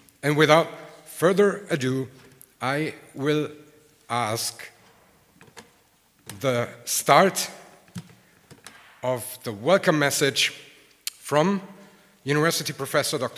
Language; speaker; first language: English; non-native, fluent; German